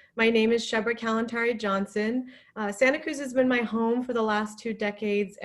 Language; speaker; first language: English; non-native, fluent; Persian